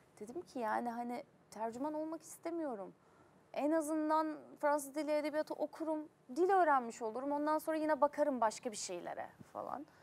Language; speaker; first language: Turkish; native; Turkish